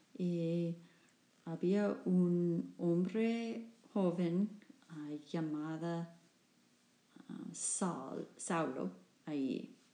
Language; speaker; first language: Spanish; non-native, learner; English